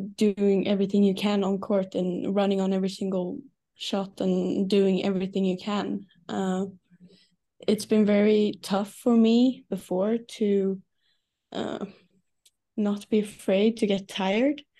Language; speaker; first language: English; non-native, fluent; Swedish